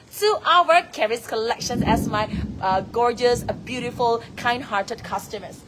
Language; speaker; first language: English; non-native, local second language; Chinese